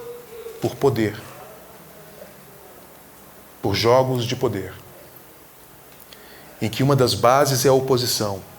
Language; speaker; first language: Portuguese; native; Portuguese